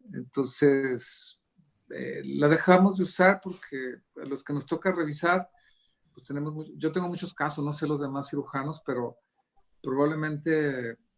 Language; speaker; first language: Spanish; native; Spanish